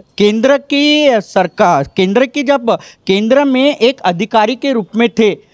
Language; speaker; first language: Hindi; non-native, local second language; Marathi